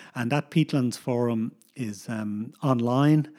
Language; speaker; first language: English; native; English